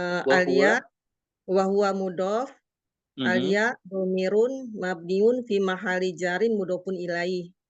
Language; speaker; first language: Arabic; non-native, learner; Indonesian